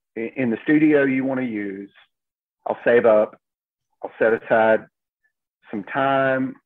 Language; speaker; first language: English; native; English